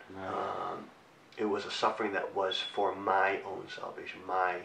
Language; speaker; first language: English; native; English